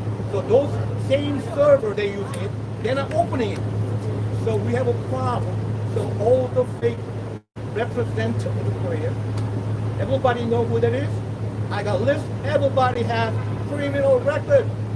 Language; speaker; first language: English; non-native, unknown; Korean